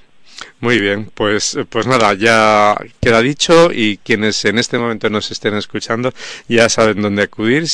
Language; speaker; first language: Spanish; native; Spanish